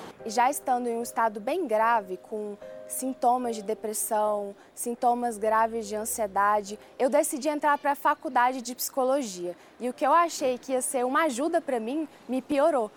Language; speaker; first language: Portuguese; early bilingual, other home language; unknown